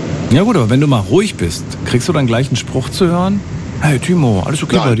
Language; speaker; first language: German; native; German